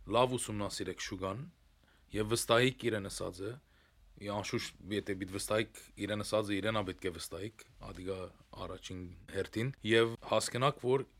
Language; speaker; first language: Armenian; early bilingual, heritage; Armenian